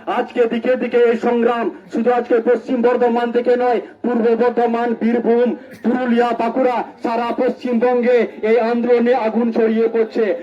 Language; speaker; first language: Bangla; non-native, local second language; Santali